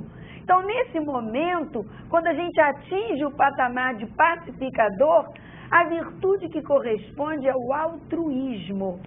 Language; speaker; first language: Portuguese; native; Portuguese